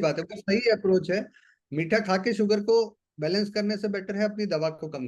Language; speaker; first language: Hindi; native; Hindi